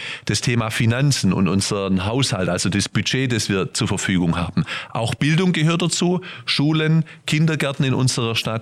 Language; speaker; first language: German; native; German